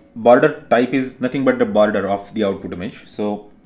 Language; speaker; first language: English; non-native, local second language; Marathi